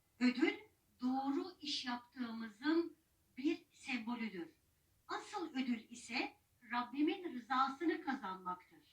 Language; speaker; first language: Turkish; native; Turkish